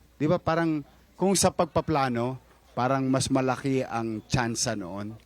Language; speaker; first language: Filipino; native; Filipino